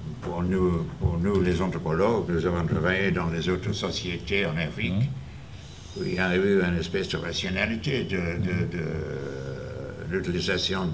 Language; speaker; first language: French; non-native, fluent; English